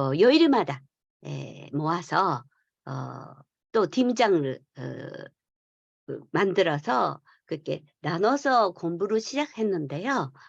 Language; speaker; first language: Korean; non-native, fluent; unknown